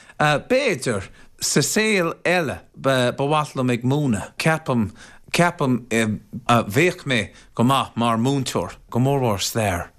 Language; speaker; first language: Irish; non-native, local second language; English